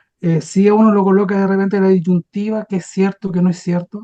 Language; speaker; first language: Spanish; native; Spanish